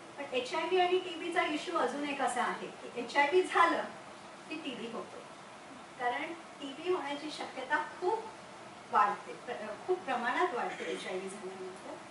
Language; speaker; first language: Marathi; non-native, local second language; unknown